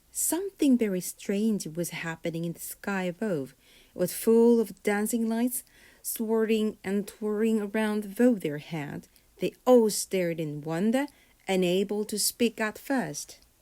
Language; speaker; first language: English; non-native, fluent; Korean